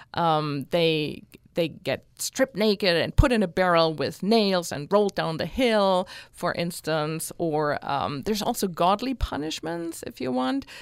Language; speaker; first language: English; non-native, fluent; German